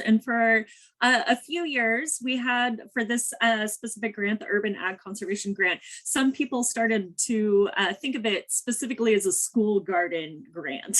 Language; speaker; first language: English; native; English